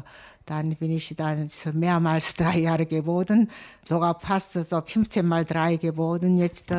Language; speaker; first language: German; non-native, learner; Korean